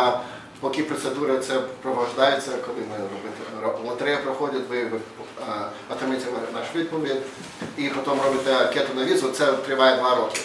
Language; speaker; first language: Ukrainian; non-native, learner; Russian